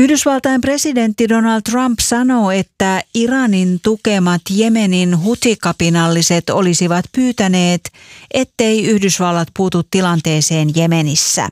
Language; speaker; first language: Finnish; native; Finnish